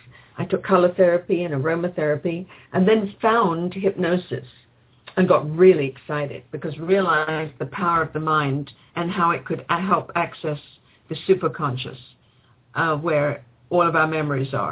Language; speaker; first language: English; native; English